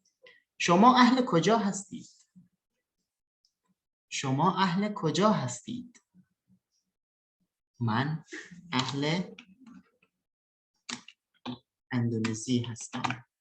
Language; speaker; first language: Persian; early bilingual, other home language; Indonesian